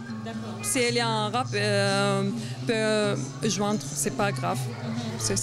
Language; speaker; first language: French; non-native, learner; Arabic